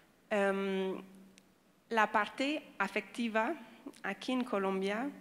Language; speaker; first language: Spanish; non-native, fluent; French